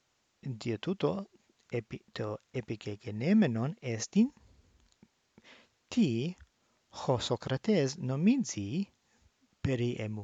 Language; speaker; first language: Greek; non-native, learner; English